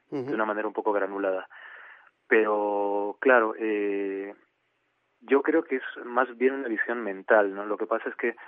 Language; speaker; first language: Spanish; native; Spanish